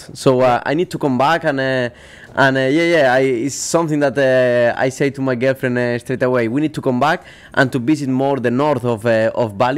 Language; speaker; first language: English; non-native, fluent; Spanish